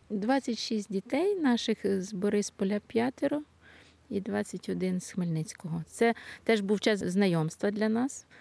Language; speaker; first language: Ukrainian; native; Ukrainian